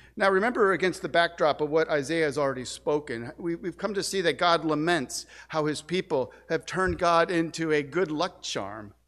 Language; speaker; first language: English; native; English